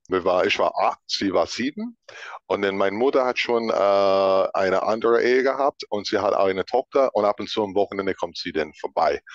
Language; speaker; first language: German; non-native, fluent; English